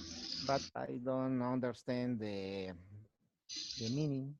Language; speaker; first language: English; non-native, learner; Spanish